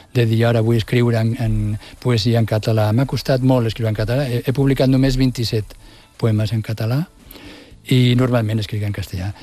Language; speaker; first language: Catalan; non-native, local second language; Spanish